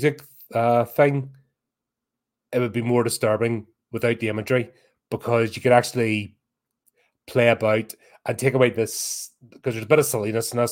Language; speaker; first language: English; native; English